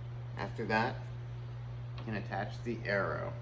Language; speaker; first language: English; native; English